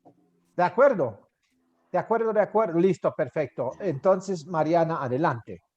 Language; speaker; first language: Spanish; native; Spanish